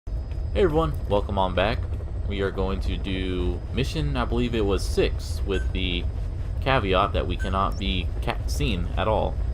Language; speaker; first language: English; native; English